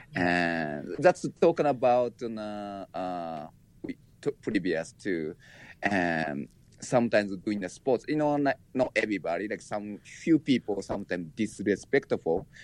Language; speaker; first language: English; non-native, learner; Japanese